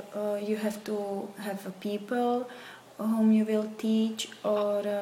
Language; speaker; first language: English; non-native, fluent; Slovak